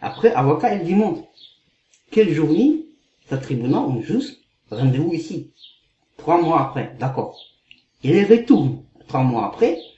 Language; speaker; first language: French; non-native, learner; Kazakh